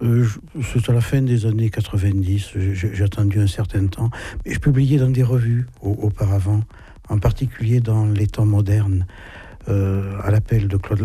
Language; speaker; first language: French; native; French